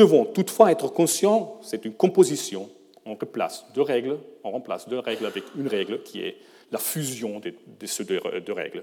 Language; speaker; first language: French; non-native, fluent; German